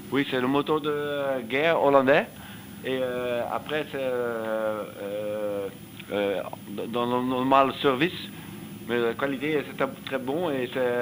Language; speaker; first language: French; non-native, learner; Dutch